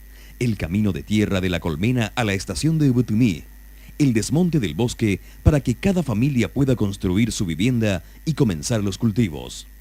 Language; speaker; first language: Spanish; native; Spanish